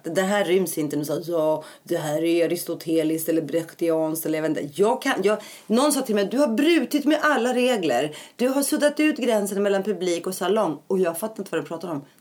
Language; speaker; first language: Swedish; early bilingual, other home language; Greek